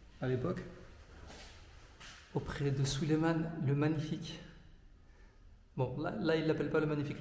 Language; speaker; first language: French; native; French